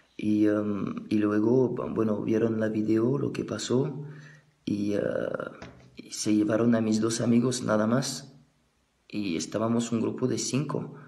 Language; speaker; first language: Spanish; non-native, fluent; French